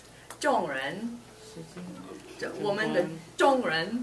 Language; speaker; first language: Chinese; non-native, learner; English